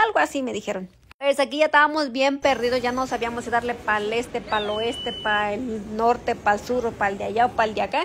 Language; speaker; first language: Spanish; native; Spanish